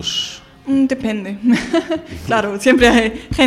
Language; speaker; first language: Spanish; non-native, fluent; German